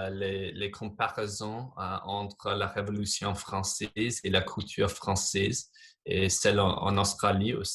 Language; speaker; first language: French; non-native, fluent; English